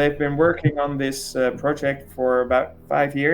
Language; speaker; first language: English; non-native, fluent; Dutch